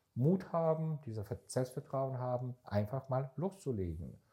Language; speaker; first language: German; non-native, fluent; Hebrew